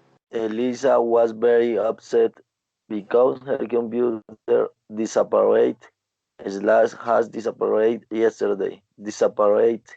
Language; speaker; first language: English; non-native, learner; Spanish